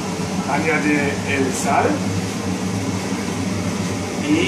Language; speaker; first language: Spanish; non-native, learner; German